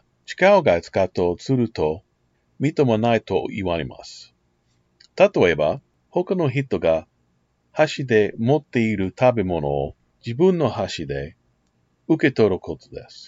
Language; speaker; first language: Japanese; non-native, learner; English